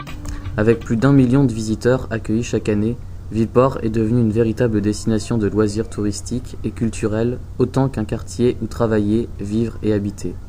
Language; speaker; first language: French; native; French